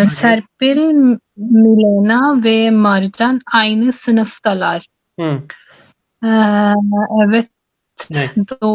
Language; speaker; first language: Turkish; non-native, learner; Urdu